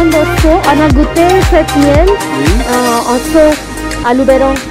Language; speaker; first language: French; non-native, learner; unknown